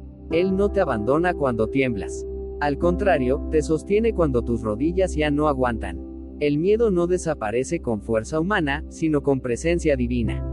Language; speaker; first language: Spanish; native; Spanish